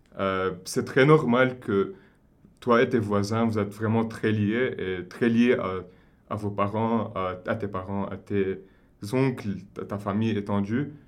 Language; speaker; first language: French; non-native, local second language; Arabic